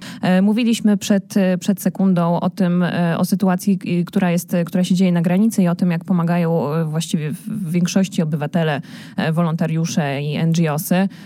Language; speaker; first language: Polish; native; Polish